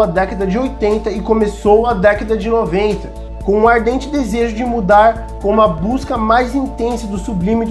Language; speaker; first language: Portuguese; native; Portuguese